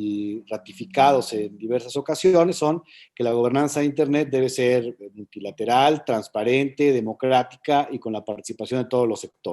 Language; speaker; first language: Spanish; native; Spanish